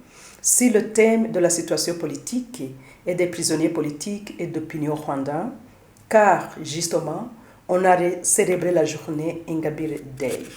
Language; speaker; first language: French; non-native, local second language; Kinyarwanda